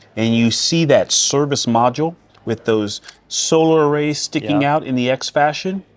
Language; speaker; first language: English; native; English